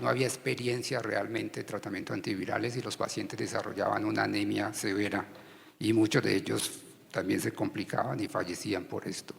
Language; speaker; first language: Spanish; native; Spanish